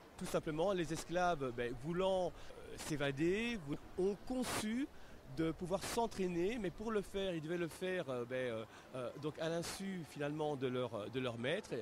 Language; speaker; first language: French; native; French